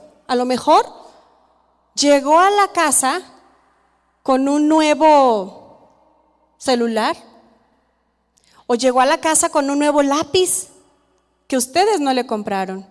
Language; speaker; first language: Spanish; native; Spanish